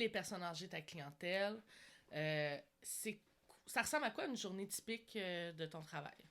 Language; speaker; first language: French; native; French